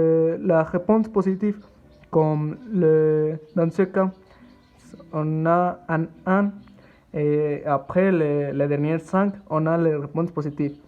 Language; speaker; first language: French; non-native, learner; Spanish